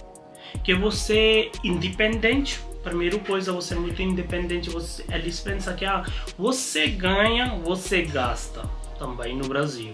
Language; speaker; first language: Portuguese; non-native, learner; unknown